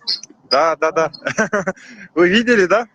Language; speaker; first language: Russian; non-native, local second language; Kyrgyz